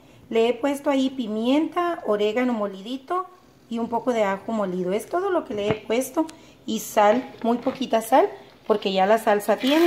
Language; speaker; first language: Spanish; native; Spanish